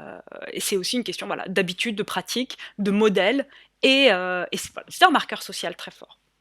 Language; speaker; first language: French; native; French